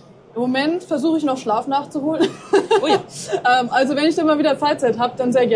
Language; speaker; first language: German; native; German